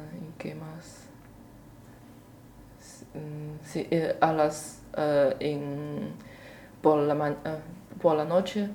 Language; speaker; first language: Spanish; non-native, learner; Chinese